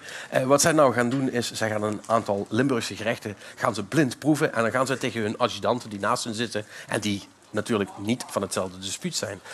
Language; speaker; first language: Dutch; native; Dutch